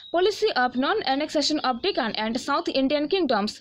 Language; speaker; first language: English; non-native, local second language; Bangla